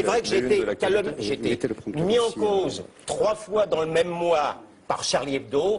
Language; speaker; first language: French; native; French